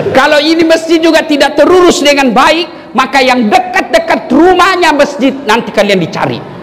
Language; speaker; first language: Indonesian; non-native, local second language; Buginese